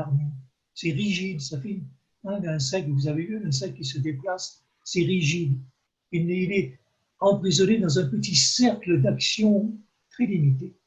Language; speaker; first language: French; native; French